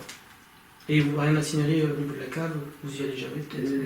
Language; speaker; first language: French; native; French